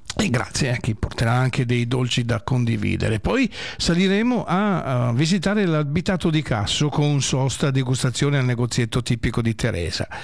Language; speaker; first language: Italian; native; Italian